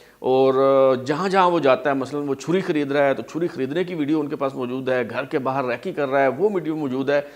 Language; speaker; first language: Urdu; native; Urdu